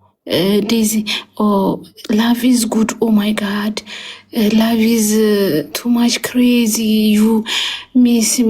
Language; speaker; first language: English; non-native, learner; Amharic